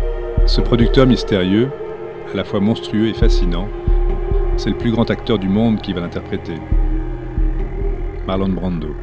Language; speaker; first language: French; native; French